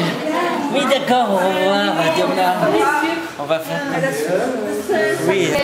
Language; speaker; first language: French; non-native, learner; Arabic